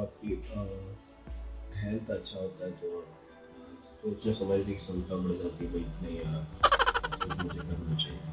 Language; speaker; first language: Hindi; native; Hindi